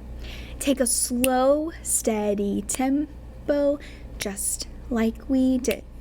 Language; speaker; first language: English; native; English